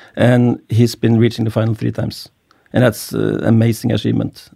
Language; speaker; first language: English; non-native, fluent; Norwegian